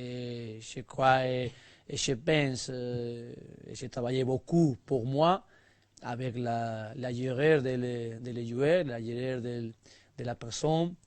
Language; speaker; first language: French; non-native, learner; Spanish